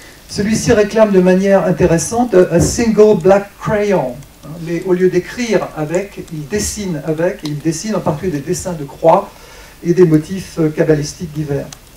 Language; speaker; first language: French; native; French